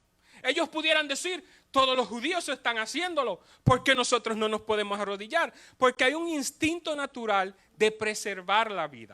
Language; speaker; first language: Spanish; native; Spanish